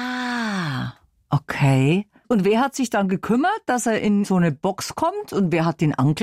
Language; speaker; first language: German; native; German